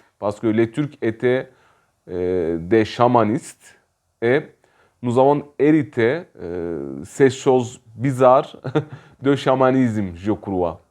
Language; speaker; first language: French; non-native, fluent; Turkish